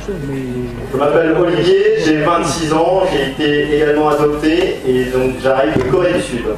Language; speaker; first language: French; native; French